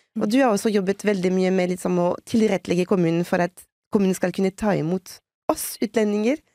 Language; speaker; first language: Norwegian; non-native, fluent; French